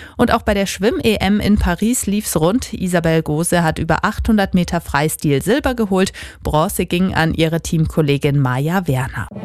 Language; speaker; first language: German; native; German